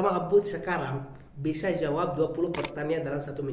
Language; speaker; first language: Indonesian; non-native, learner; Arabic